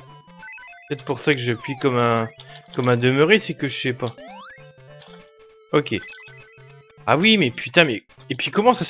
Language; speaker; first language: French; native; French